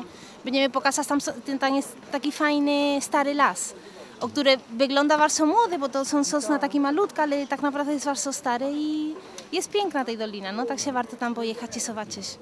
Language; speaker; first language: Polish; non-native, learner; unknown